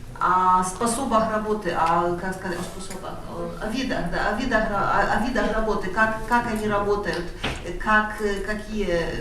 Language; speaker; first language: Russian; non-native, fluent; Polish